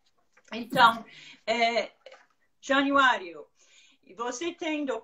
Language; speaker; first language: Portuguese; non-native, fluent; English